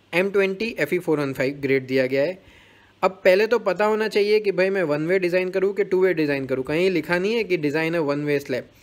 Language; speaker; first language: Hindi; non-native, local second language; Gujarati